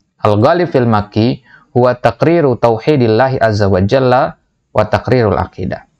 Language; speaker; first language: Arabic; non-native, fluent; Indonesian